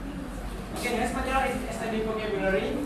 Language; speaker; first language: English; non-native, learner; Indonesian